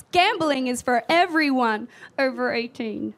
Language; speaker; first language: English; native; English